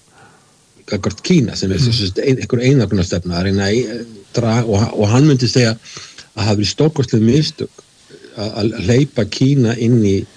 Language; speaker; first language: Icelandic; native; Icelandic